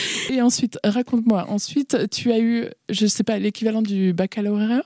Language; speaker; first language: French; native; French